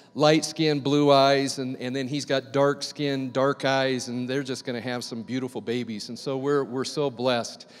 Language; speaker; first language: English; native; English